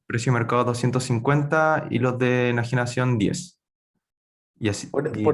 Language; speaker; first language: Spanish; native; Spanish